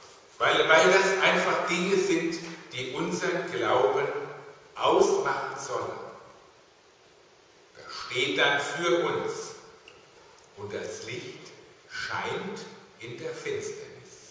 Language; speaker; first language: German; native; German